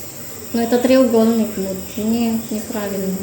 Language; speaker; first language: Russian; non-native, learner; Filipino